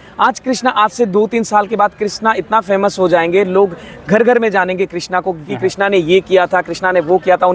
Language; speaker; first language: Hindi; non-native, local second language; Assamese